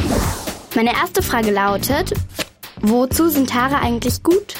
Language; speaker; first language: German; native; German